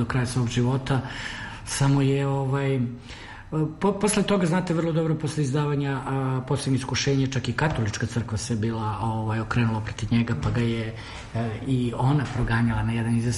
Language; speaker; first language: Serbian; native; Serbian